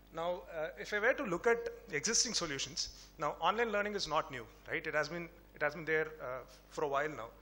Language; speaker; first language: English; non-native, local second language; Tamil